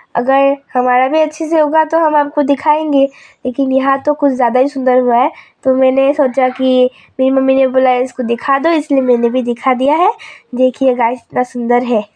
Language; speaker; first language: Hindi; non-native, local second language; Manipuri